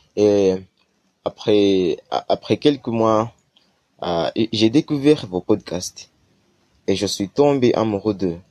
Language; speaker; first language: French; non-native, fluent; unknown